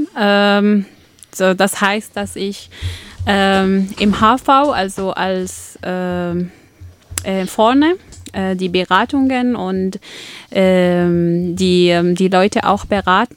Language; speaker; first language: German; non-native, fluent; Arabic